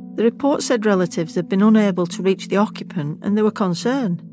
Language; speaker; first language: English; native; English